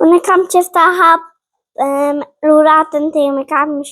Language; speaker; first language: Albanian; early bilingual, heritage; Albanian